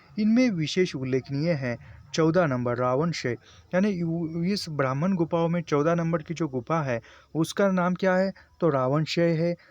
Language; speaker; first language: Hindi; non-native, local second language; Marathi